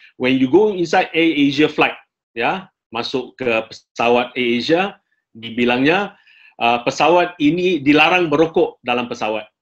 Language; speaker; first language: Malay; non-native, local second language; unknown